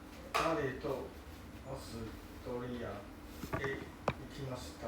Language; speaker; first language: Japanese; non-native, learner; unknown